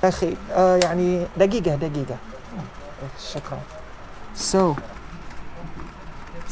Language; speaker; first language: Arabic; non-native, learner; Thai